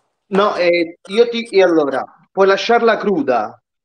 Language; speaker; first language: Italian; native; Italian